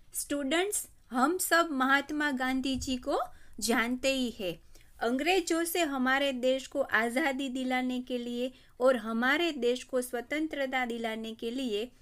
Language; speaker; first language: Hindi; non-native, local second language; Gujarati